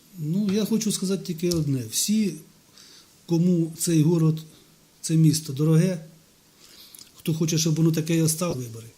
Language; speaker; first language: Ukrainian; non-native, local second language; Russian